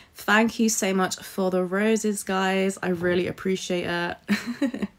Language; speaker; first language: English; native; English